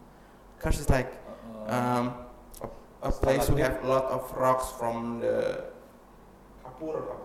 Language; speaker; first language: English; non-native, learner; Indonesian